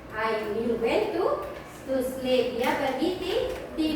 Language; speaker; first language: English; non-native, learner; Indonesian